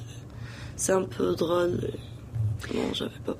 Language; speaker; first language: French; non-native, local second language; Arabic